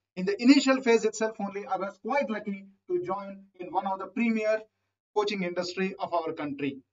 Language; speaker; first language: English; non-native, local second language; Telugu